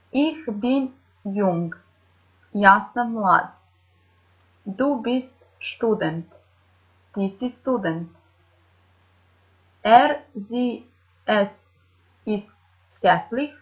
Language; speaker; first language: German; non-native, fluent; Serbian